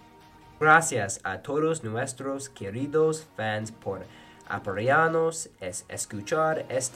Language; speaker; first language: Spanish; non-native, learner; English